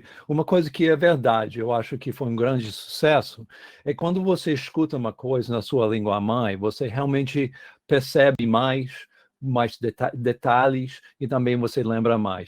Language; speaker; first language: Portuguese; non-native, fluent; English